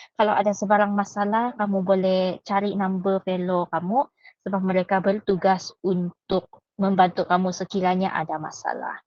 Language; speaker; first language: Malay; native; Malay